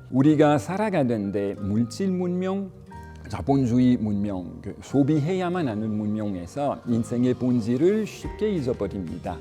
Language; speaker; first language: Korean; non-native, fluent; French